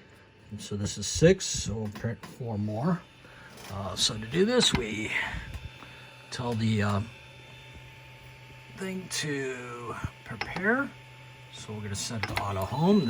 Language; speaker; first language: English; native; English